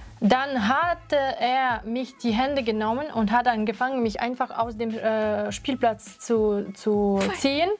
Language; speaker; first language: German; non-native, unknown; Russian